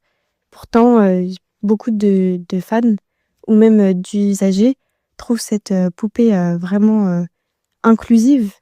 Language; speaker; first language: French; native; French